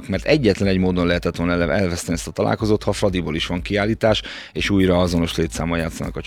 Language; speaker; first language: Hungarian; native; Hungarian